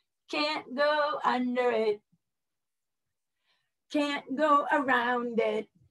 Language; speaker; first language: English; native; English